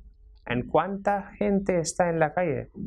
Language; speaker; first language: Spanish; non-native, fluent; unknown